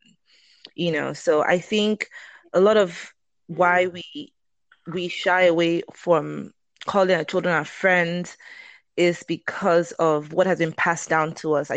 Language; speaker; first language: English; non-native, local second language; Yoruba